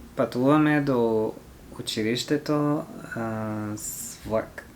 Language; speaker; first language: Bulgarian; non-native, learner; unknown